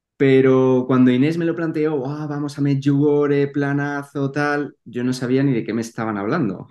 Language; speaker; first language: Spanish; native; Spanish